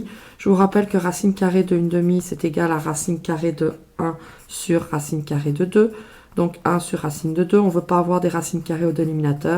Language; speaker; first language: French; native; French